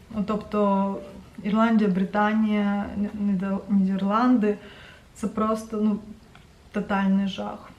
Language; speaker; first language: Ukrainian; non-native, local second language; Russian